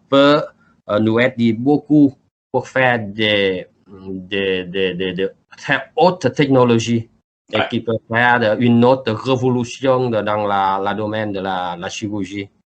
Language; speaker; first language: French; non-native, learner; Vietnamese